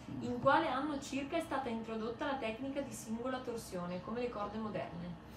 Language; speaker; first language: Italian; native; Italian